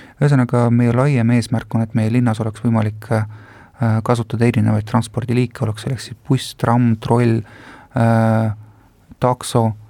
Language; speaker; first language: Estonian; non-native, local second language; Russian